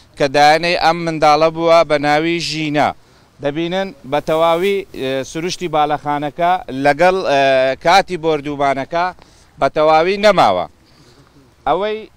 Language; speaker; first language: Central Kurdish; native; Central Kurdish